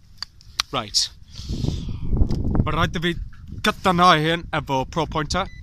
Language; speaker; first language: Welsh; non-native, learner; English